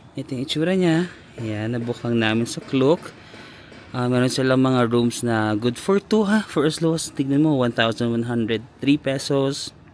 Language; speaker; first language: Filipino; native; Filipino